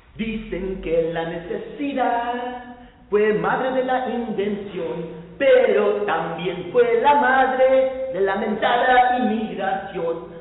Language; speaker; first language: Spanish; early bilingual, heritage; Spanish